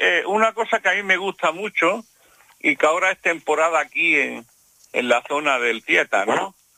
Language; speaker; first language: Spanish; native; Spanish